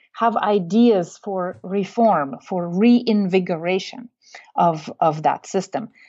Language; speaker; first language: English; non-native, fluent; Bulgarian